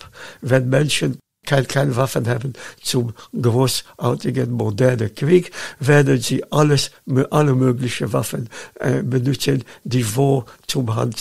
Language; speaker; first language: German; non-native, fluent; Dutch